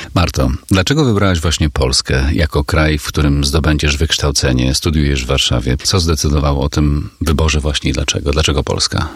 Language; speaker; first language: Polish; native; Polish